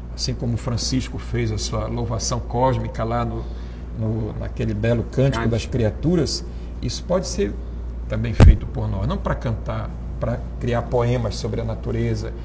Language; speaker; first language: Portuguese; native; Portuguese